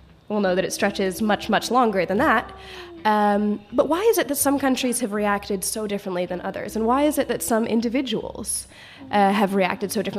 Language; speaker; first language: English; native; English